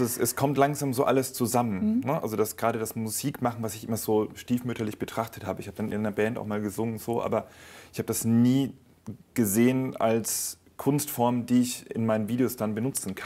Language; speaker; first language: German; native; German